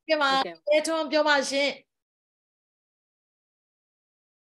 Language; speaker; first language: Burmese; native; Burmese